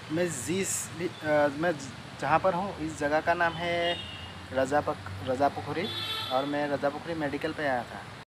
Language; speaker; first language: Hindi; non-native, local second language; Assamese